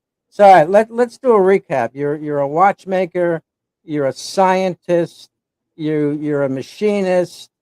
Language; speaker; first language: English; native; English